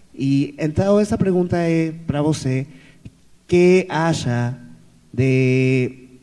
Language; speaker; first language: Portuguese; non-native, fluent; Spanish